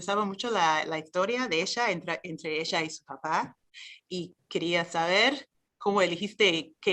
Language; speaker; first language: Spanish; non-native, fluent; English